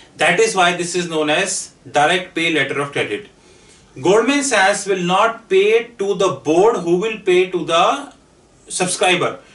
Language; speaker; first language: English; non-native, local second language; Hindi